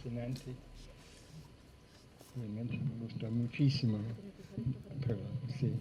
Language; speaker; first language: Spanish; non-native, fluent; English